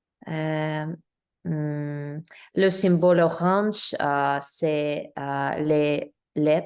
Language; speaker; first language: French; non-native, learner; English